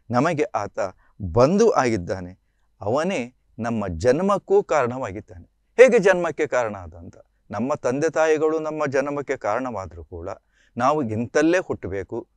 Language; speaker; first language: Kannada; native; Kannada